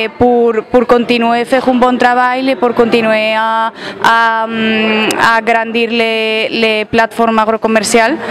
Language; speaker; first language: French; non-native, learner; Spanish